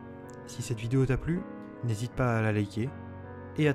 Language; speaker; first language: French; native; French